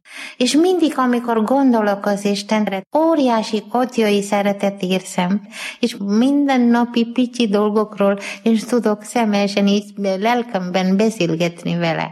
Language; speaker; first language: Hungarian; non-native, fluent; Malayalam